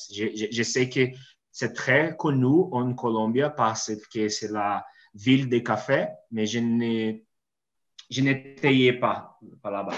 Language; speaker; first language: French; non-native, learner; Portuguese